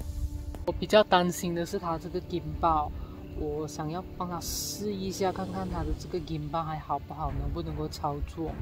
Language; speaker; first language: Chinese; native; Chinese